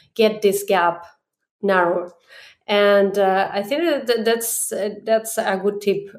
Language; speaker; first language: English; non-native, fluent; Spanish